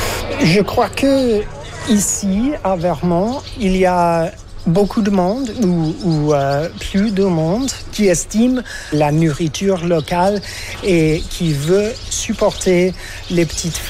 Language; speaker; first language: French; non-native, learner; English